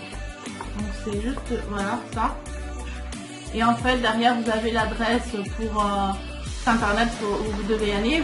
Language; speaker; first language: French; native; French